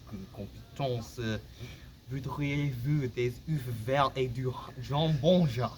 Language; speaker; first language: French; non-native, learner; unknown